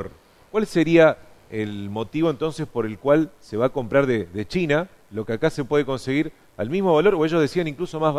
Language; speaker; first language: Spanish; native; Spanish